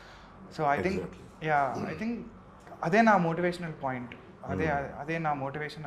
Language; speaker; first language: Telugu; native; Telugu